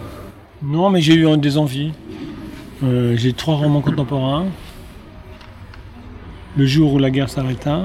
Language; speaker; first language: French; native; French